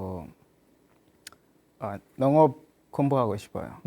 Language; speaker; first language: Korean; non-native, learner; Swahili